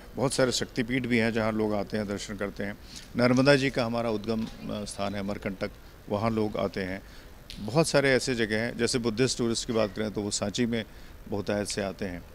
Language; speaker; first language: Hindi; native; Hindi